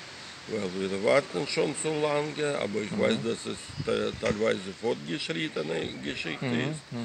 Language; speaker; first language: German; non-native, fluent; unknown